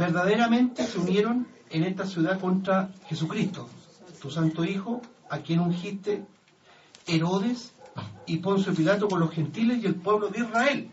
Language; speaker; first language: Spanish; native; Spanish